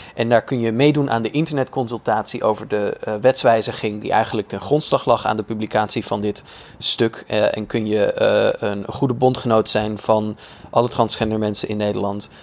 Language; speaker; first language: Dutch; native; Dutch